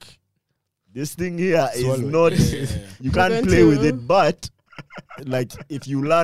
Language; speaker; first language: English; non-native, local second language; Ganda